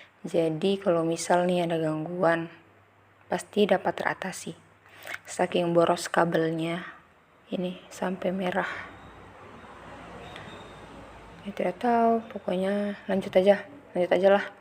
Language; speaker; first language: Indonesian; native; Indonesian